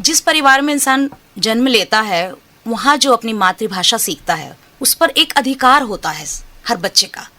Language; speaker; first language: Hindi; non-native, local second language; Bangla